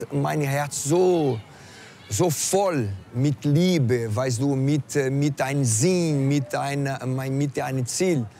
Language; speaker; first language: German; non-native, learner; Portuguese